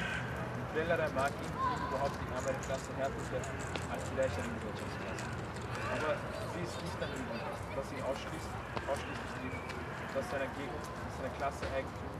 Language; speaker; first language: German; native; German